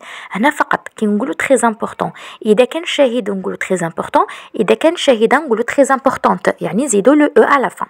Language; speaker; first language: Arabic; native; Arabic